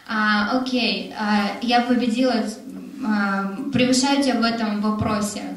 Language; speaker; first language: Russian; native; Russian